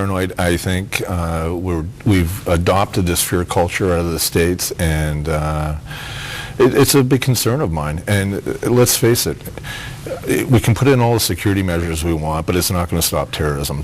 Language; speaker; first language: English; native; English